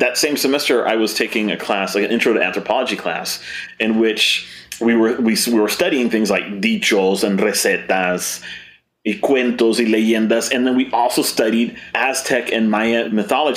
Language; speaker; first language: English; native; English